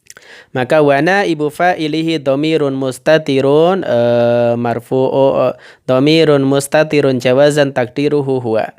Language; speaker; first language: Arabic; non-native, fluent; Indonesian